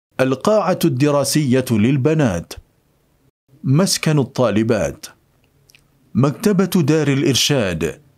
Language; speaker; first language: Arabic; non-native, fluent; Indonesian